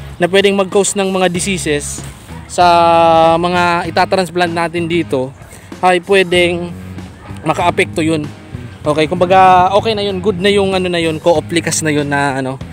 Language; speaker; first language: Filipino; non-native, local second language; Bikol